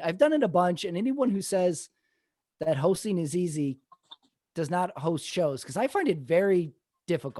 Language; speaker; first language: English; native; English